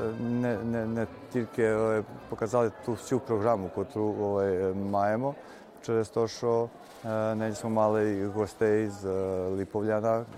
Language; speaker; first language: Ukrainian; early bilingual, heritage; Ukrainian